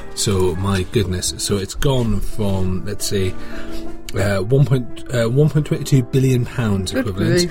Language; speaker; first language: English; native; English